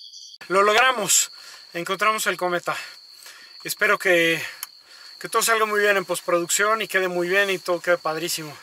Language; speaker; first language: Spanish; native; Spanish